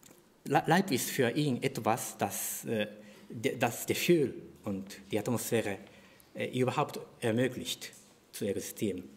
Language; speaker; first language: German; non-native, fluent; Japanese